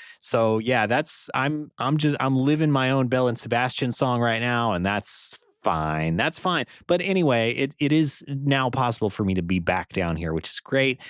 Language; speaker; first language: English; native; English